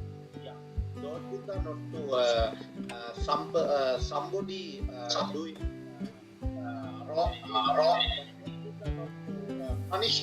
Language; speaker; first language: English; non-native, learner; Sinhala